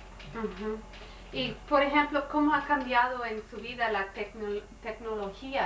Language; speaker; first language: Spanish; non-native, learner; English